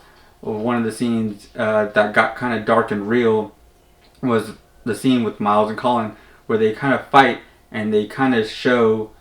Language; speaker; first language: English; native; English